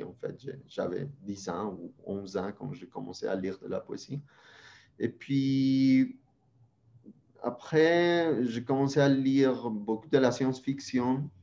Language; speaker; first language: French; non-native, fluent; Spanish